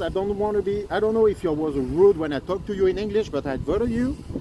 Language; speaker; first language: English; non-native, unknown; French